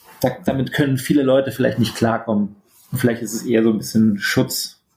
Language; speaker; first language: German; native; German